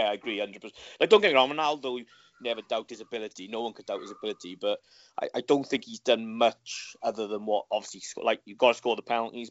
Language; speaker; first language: English; native; English